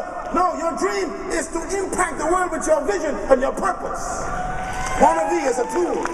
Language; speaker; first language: English; native; English